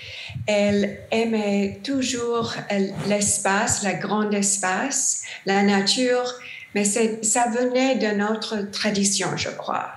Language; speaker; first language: French; non-native, learner; English